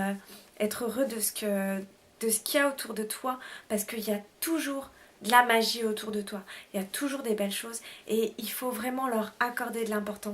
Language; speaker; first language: French; native; French